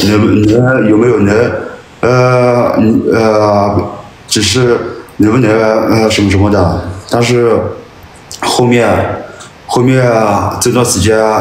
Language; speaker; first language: Chinese; non-native, local second language; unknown